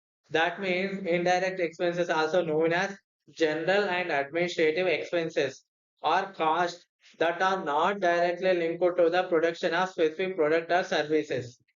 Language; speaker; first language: English; non-native, local second language; Telugu